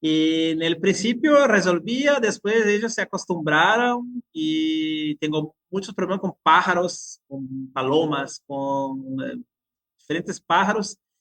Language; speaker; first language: Spanish; non-native, fluent; Portuguese